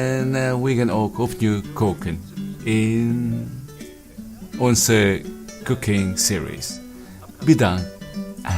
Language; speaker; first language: Dutch; non-native, fluent; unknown